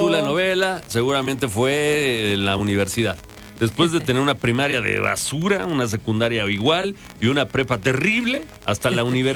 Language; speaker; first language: Spanish; native; Spanish